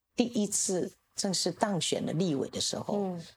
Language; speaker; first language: Chinese; native; Chinese